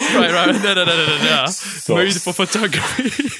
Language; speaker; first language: English; non-native, fluent; Italian